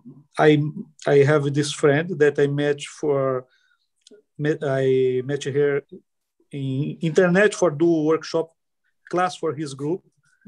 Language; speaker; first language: English; non-native, learner; Portuguese